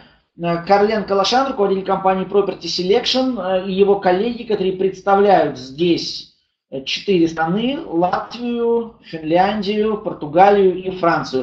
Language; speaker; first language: Russian; native; Russian